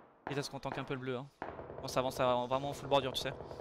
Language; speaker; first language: French; native; French